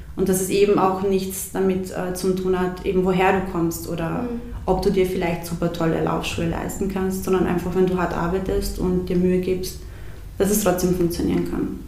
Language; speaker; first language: German; early bilingual, other home language; Bosnian